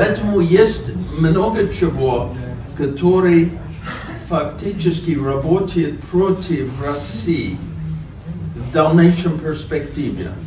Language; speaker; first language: Russian; non-native, fluent; English